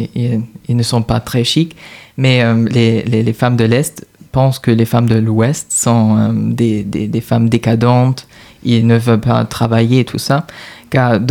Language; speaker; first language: French; non-native, fluent; German